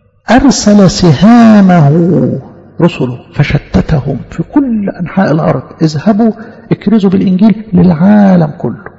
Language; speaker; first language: Arabic; native; Arabic